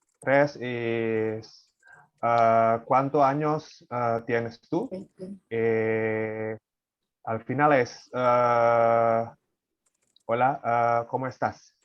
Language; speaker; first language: Spanish; non-native, learner; Indonesian